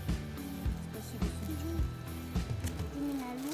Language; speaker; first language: Russian; early bilingual, heritage; Russian